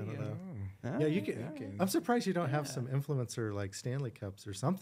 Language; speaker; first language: English; native; English